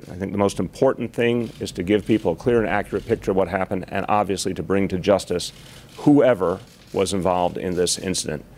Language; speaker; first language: English; native; English